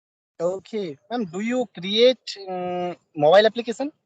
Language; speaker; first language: English; non-native, learner; Bangla